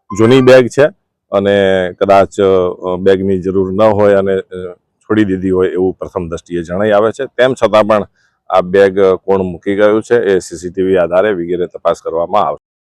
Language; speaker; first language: Gujarati; native; Gujarati